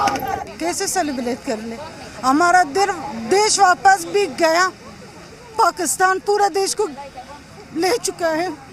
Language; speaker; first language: Hindi; non-native, learner; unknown